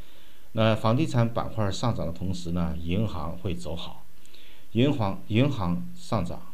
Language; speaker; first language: Chinese; native; Chinese